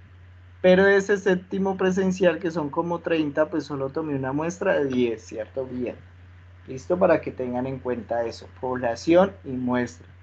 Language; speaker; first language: Spanish; native; Spanish